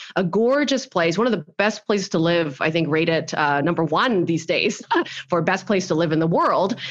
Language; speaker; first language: English; early bilingual, other home language; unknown